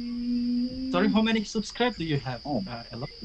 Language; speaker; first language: English; non-native, learner; Indonesian